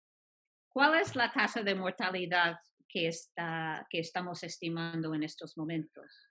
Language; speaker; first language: Spanish; non-native, fluent; English